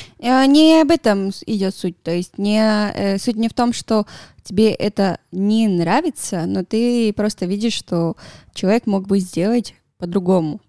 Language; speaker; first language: Russian; non-native, fluent; Spanish